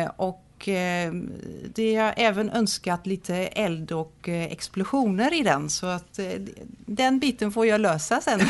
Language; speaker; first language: Swedish; non-native, fluent; Dutch